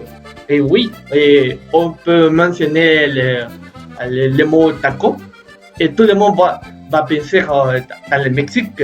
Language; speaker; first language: French; non-native, learner; Spanish